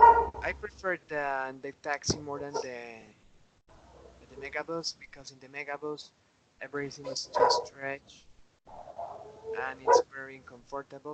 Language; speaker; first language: English; non-native, learner; Spanish